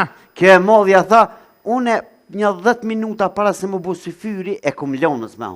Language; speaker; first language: Albanian; native; Albanian